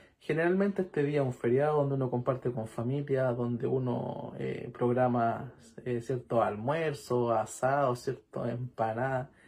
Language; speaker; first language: Spanish; native; Spanish